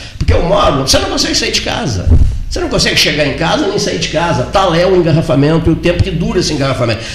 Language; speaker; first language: Portuguese; native; Portuguese